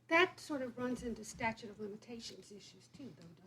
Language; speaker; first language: English; native; English